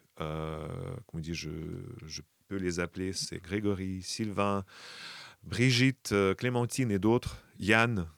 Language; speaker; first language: French; non-native, fluent; Russian